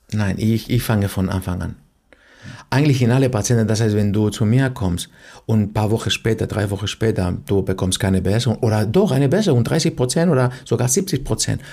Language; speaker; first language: German; non-native, fluent; Spanish